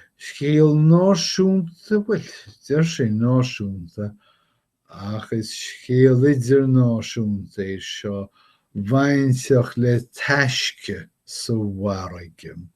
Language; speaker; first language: Irish; non-native, fluent; English